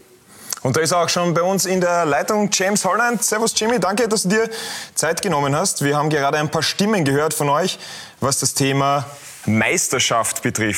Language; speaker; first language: German; native; German